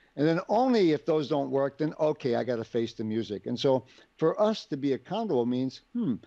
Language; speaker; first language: English; native; English